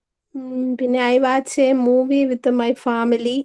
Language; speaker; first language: English; non-native, learner; Malayalam